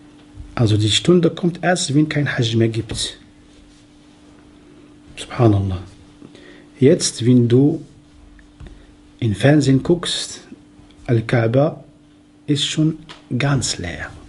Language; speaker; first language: German; non-native, fluent; Arabic